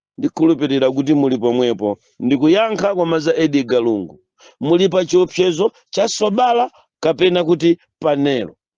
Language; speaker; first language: Nyanja; native; Nyanja